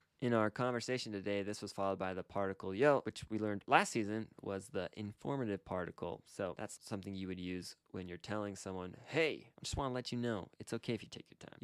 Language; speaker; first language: English; native; English